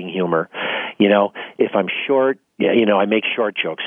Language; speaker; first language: English; native; English